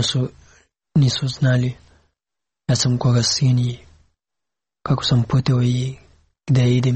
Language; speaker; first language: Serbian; non-native, learner; Pashto